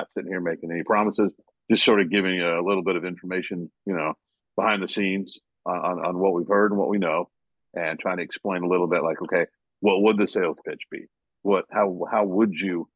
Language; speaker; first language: English; native; English